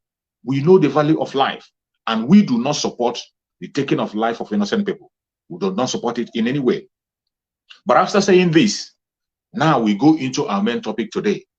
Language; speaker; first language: English; non-native, local second language; Igbo